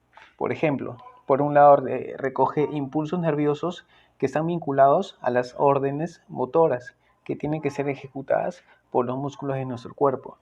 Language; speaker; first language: Spanish; native; Spanish